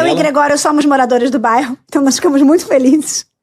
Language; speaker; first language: Portuguese; native; Portuguese